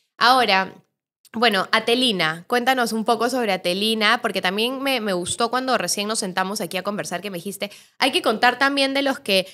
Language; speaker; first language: Spanish; native; Spanish